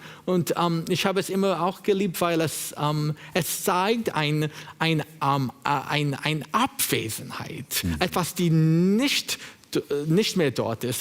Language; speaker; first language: German; non-native, fluent; English